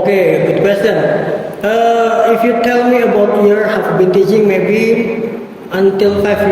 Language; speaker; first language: English; non-native, learner; Indonesian